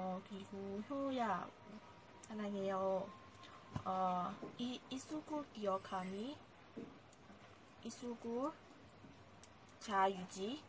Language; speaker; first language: Korean; non-native, learner; Burmese